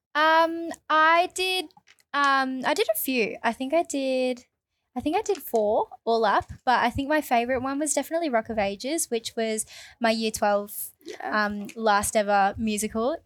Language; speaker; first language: English; early bilingual, other home language; Filipino